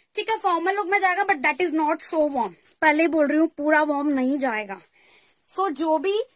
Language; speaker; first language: Hindi; native; Hindi